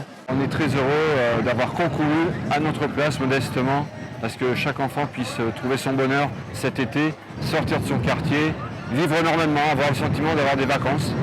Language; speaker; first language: French; native; French